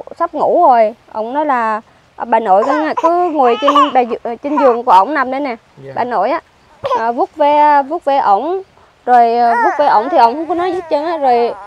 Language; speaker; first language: Vietnamese; non-native, local second language; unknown